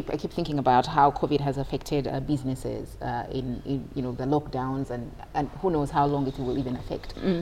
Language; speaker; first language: English; non-native, local second language; Ganda